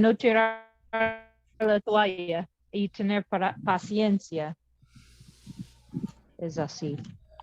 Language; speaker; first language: Spanish; non-native, learner; English